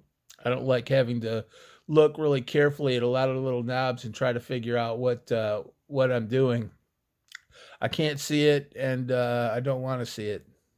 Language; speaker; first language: English; native; English